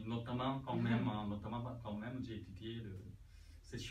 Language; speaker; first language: French; non-native, learner; Korean